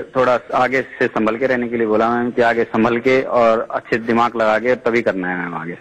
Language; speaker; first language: Hindi; native; Hindi